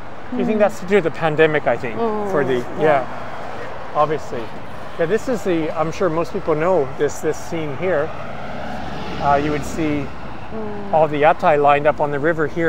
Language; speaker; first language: English; native; English